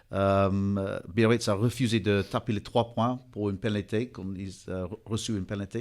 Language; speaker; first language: French; non-native, fluent; English